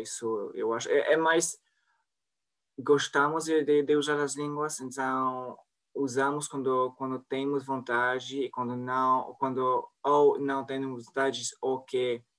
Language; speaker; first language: Portuguese; non-native, fluent; French